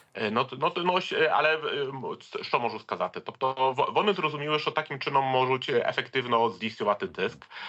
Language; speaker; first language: Polish; native; Polish